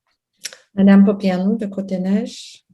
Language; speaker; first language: French; non-native, local second language; English